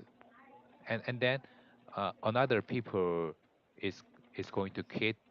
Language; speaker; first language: English; non-native, learner; Korean